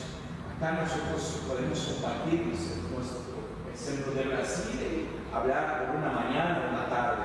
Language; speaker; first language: Spanish; non-native, fluent; Portuguese